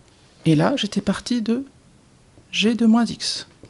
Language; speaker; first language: French; native; French